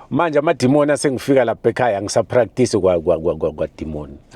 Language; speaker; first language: Zulu; native; Zulu